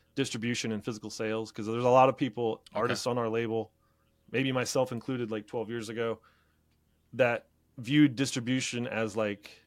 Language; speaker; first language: English; native; English